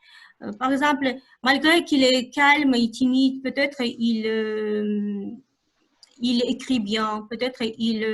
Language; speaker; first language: French; non-native, fluent; Russian